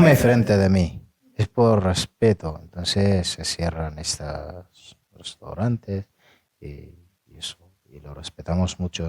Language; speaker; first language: Spanish; non-native, fluent; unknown